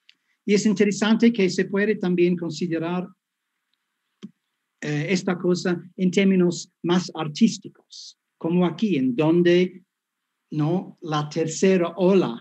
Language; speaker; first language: Spanish; non-native, fluent; English